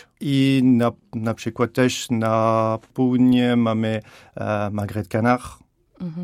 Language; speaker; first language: Polish; non-native, learner; French